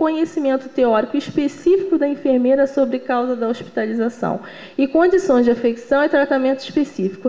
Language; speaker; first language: Portuguese; native; Portuguese